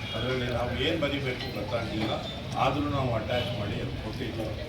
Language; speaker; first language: Kannada; non-native, local second language; Urdu